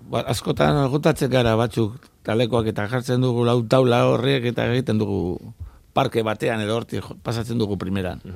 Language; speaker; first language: Basque; non-native, local second language; Spanish